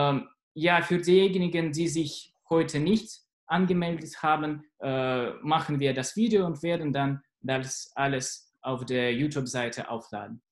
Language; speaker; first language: German; non-native, fluent; Russian